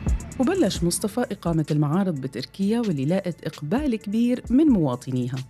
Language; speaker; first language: Arabic; native; Arabic